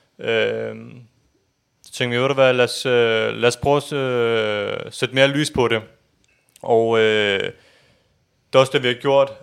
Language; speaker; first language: Danish; early bilingual, other home language; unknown